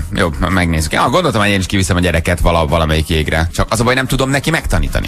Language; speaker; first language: Hungarian; native; Hungarian